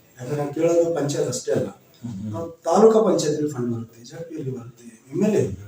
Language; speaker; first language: Kannada; non-native, local second language; Lambadi